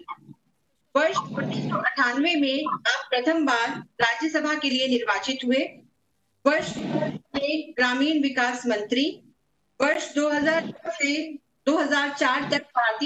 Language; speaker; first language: Hindi; native; Hindi